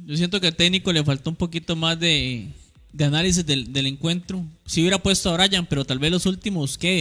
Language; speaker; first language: Spanish; native; Spanish